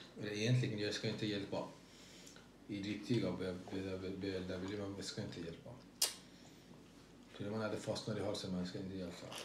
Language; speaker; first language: Swedish; non-native, fluent; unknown